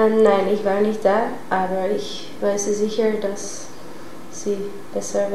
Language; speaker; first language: German; non-native, learner; Dutch